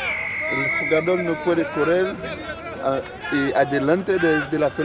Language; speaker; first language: Spanish; non-native, learner; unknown